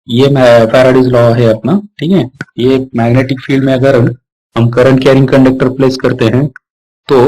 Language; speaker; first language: Hindi; non-native, local second language; Marathi